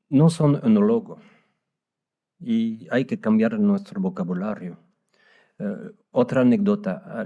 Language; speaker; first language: Spanish; non-native, fluent; French